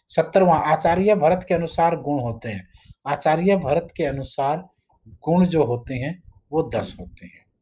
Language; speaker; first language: Hindi; native; Hindi